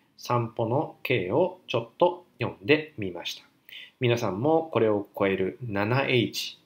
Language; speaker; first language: Japanese; native; Japanese